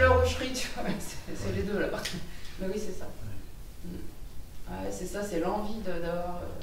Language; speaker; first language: French; native; French